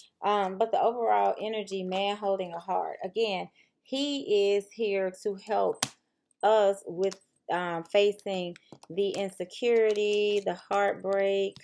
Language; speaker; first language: English; native; English